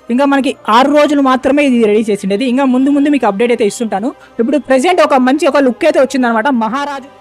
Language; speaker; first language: Telugu; native; Telugu